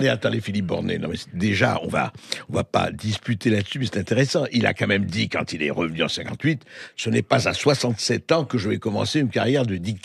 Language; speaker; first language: French; native; French